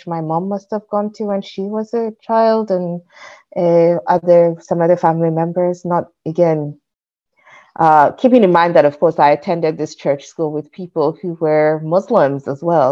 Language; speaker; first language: English; non-native, local second language; Yoruba